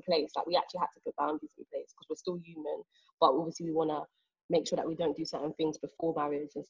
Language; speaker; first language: English; native; English